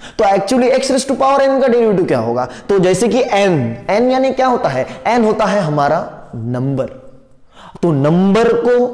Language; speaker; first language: Hindi; non-native, local second language; Marathi